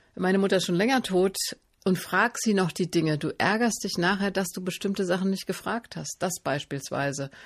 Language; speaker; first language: German; native; German